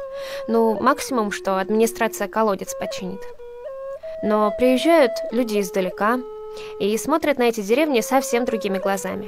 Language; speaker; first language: Russian; native; Russian